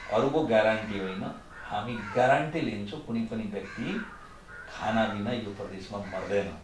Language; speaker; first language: Nepali; non-native, local second language; Bhojpuri